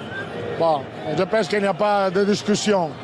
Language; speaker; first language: French; non-native, learner; Italian